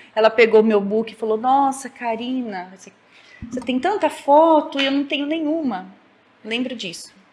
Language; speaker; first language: Portuguese; native; Portuguese